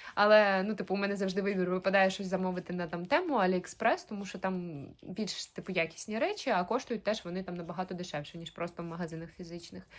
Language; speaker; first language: Ukrainian; native; Ukrainian